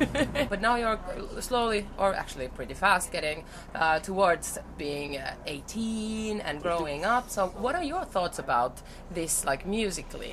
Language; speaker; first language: English; non-native, fluent; Finnish